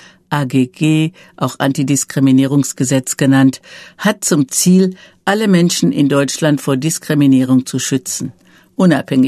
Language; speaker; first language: German; native; German